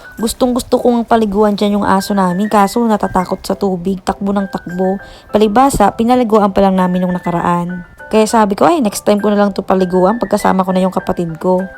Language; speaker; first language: Filipino; non-native, local second language; Bikol